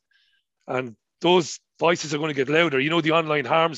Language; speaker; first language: English; native; English